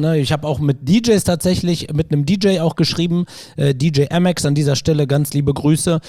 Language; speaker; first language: German; early bilingual, other home language; Arabic